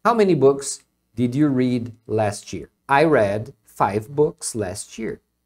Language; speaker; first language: English; non-native, fluent; Portuguese